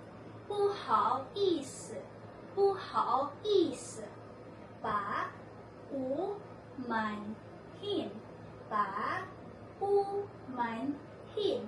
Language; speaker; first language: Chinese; non-native, fluent; Filipino